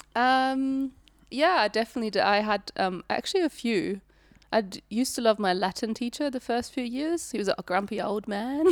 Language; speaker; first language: English; non-native, fluent; German